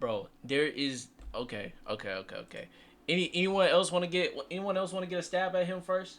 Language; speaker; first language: English; native; English